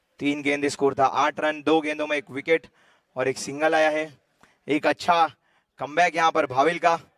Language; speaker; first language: Hindi; non-native, local second language; Gujarati